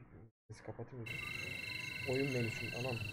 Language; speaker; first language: Turkish; native; Turkish